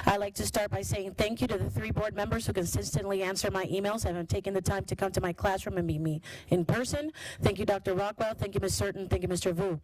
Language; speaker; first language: English; non-native, fluent; Spanish